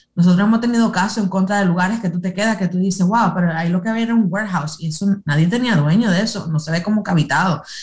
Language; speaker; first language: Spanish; early bilingual, heritage; Spanish